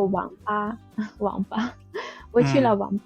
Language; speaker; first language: Chinese; non-native, fluent; Russian